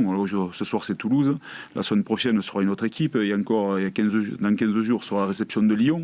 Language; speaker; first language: French; native; French